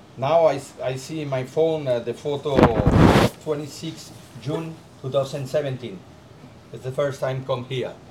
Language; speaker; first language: English; non-native, learner; Spanish